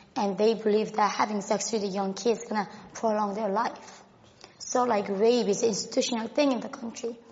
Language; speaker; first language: English; non-native, fluent; Korean